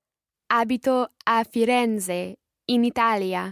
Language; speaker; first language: Italian; non-native, learner; English